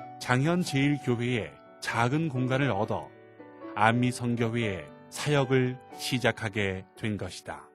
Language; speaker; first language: Korean; native; Korean